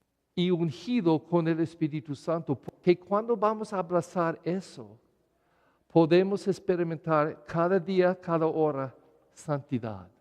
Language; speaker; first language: Spanish; non-native, learner; English